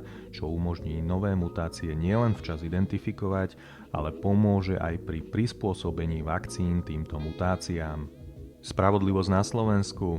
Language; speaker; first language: Slovak; native; Slovak